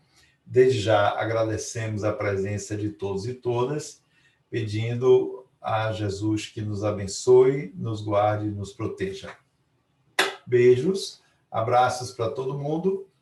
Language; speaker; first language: Portuguese; native; Portuguese